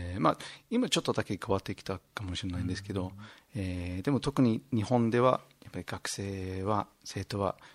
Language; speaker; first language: Japanese; non-native, fluent; English